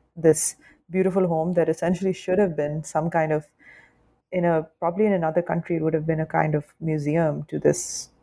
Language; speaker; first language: English; non-native, local second language; Urdu